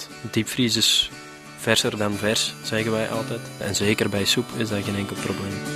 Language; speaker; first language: Dutch; native; Dutch